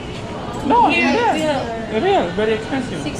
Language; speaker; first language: English; non-native, learner; Sinhala